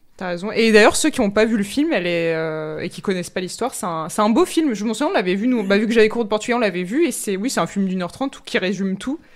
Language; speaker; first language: French; native; French